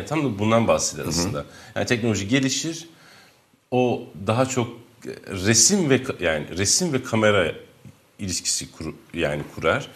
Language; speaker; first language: Turkish; non-native, local second language; Kurdish